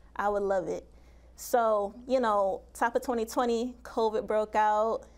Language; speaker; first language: English; native; English